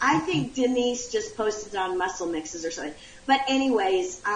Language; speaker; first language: English; native; English